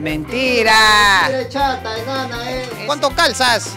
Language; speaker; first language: Spanish; native; Spanish